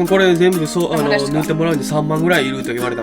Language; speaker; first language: Japanese; native; Japanese